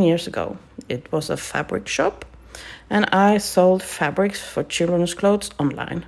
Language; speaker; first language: English; non-native, fluent; Norwegian